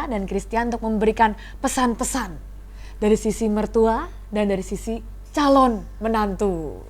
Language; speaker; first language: Indonesian; native; Indonesian